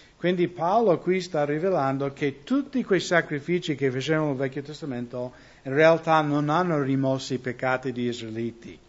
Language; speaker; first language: Italian; non-native, fluent; English